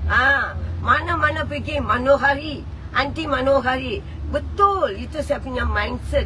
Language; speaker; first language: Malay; non-native, local second language; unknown